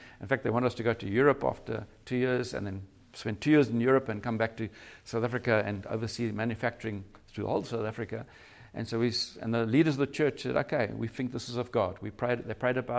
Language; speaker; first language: English; native; English